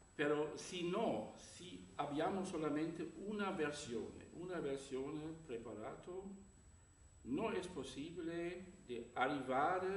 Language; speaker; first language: Spanish; non-native, learner; German